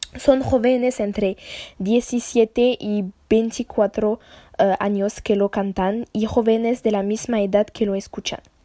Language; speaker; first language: Spanish; non-native, learner; French